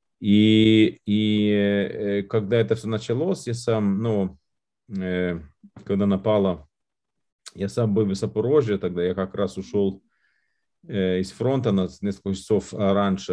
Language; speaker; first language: Russian; non-native, fluent; Lithuanian